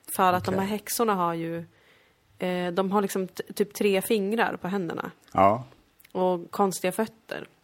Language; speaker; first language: Swedish; native; Swedish